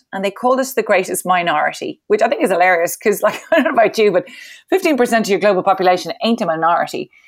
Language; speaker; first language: English; native; English